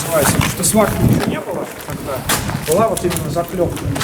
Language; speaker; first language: Russian; native; Russian